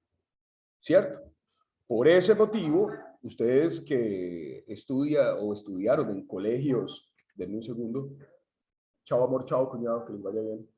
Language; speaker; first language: Spanish; native; Spanish